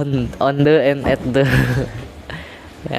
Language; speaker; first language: English; non-native, learner; Indonesian